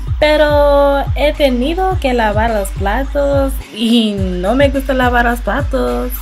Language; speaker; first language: Spanish; non-native, learner; English